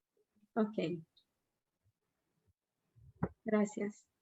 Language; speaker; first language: Spanish; native; Spanish